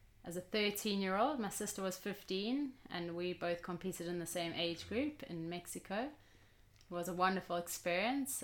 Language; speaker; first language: English; native; English